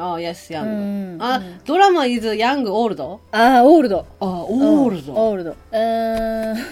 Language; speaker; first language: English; non-native, learner; Japanese